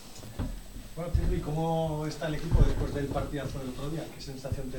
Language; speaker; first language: Spanish; native; Spanish